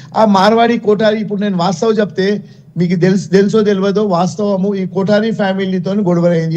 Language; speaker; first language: Telugu; non-native, local second language; Gujarati